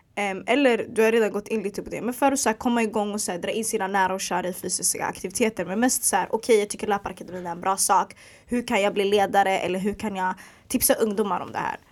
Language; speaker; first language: Swedish; early bilingual, other home language; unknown